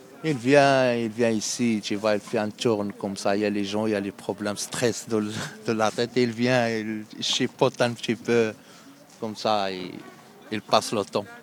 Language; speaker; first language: French; non-native, learner; Arabic